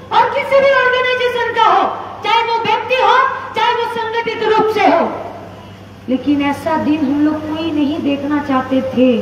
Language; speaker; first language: Hindi; non-native, local second language; Bangla